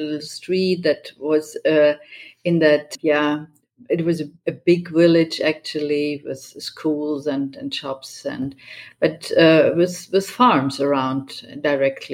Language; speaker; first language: English; non-native, fluent; German